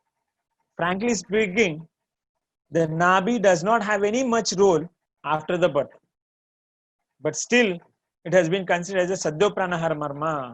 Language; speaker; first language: English; non-native, local second language; Tamil